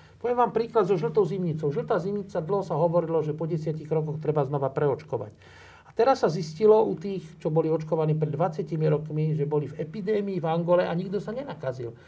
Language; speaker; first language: Slovak; native; Slovak